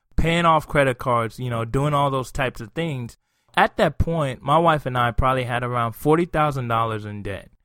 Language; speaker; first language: English; non-native, local second language; Yoruba